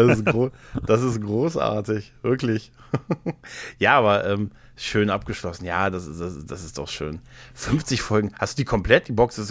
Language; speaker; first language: German; native; German